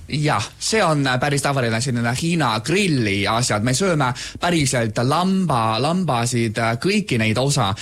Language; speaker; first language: Estonian; non-native, fluent; Chinese